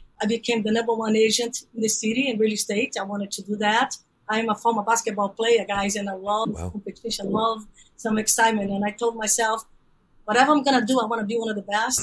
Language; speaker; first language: English; non-native, fluent; Portuguese